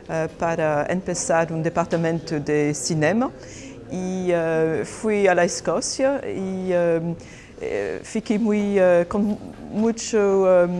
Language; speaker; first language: Spanish; non-native, fluent; Portuguese